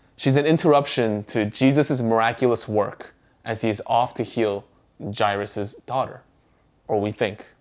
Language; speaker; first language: English; early bilingual, other home language; Korean